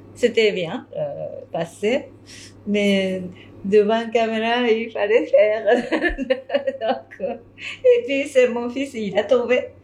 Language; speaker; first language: French; non-native, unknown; Japanese